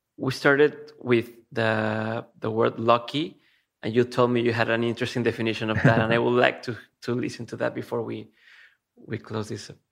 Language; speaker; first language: English; non-native, fluent; Spanish